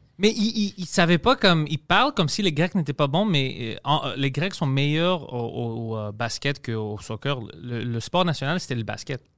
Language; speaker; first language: French; non-native, fluent; Greek